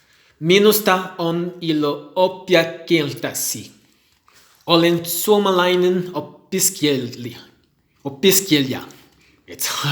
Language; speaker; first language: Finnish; non-native, learner; Portuguese